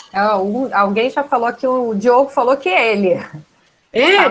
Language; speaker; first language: Portuguese; native; Portuguese